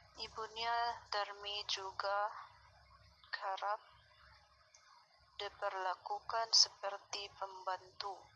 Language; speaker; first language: Indonesian; non-native, learner; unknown